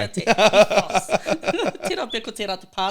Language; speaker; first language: Māori; non-native, local second language; English